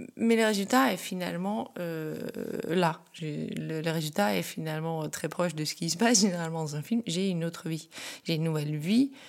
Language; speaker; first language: French; non-native, fluent; Dutch